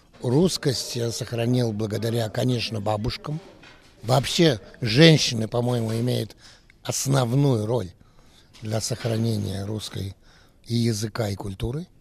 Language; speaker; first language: Russian; early bilingual, heritage; Russian